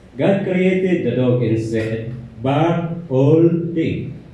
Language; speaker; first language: English; non-native, local second language; Filipino